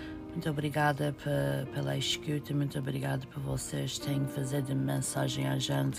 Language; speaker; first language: Portuguese; early bilingual, heritage; Portuguese